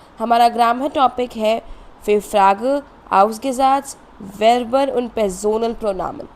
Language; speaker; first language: Hindi; native; Hindi